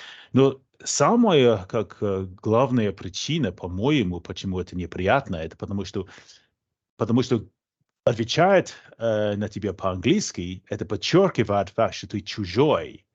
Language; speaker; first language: Russian; non-native, fluent; English